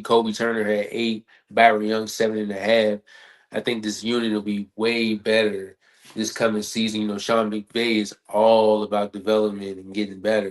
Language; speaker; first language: English; native; English